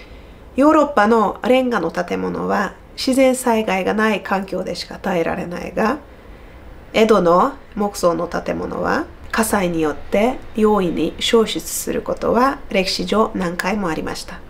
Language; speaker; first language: Japanese; non-native, fluent; Hungarian